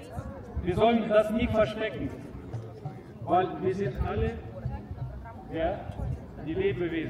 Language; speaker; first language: German; non-native, fluent; Russian